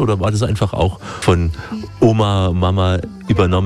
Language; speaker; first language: German; native; German